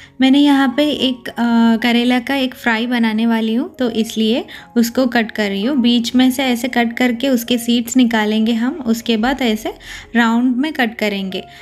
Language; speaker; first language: Hindi; non-native, local second language; Malayalam